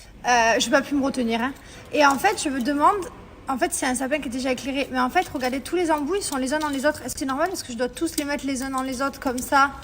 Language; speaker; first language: French; native; French